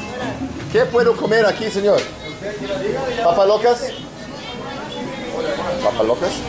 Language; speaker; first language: Spanish; non-native, learner; English